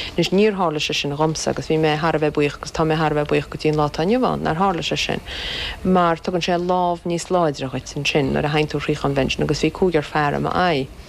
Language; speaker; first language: Irish; native; Irish